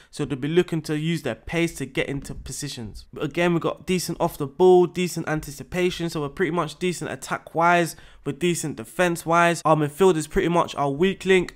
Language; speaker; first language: English; native; English